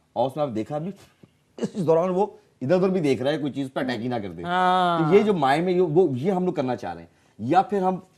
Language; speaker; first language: Urdu; native; Urdu